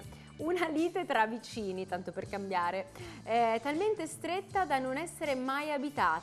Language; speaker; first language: Italian; native; Italian